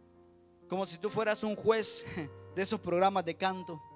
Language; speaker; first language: Spanish; native; Spanish